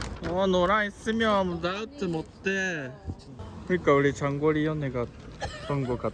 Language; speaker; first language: Korean; non-native, learner; Japanese